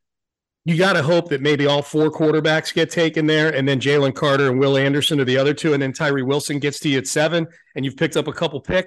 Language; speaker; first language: English; native; English